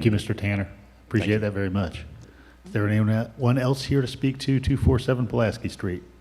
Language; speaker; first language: English; native; English